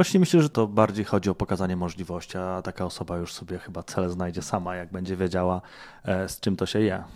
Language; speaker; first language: Polish; native; Polish